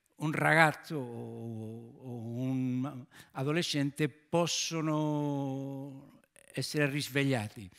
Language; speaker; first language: Italian; non-native, fluent; Spanish